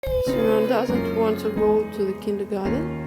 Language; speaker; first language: English; non-native, local second language; Russian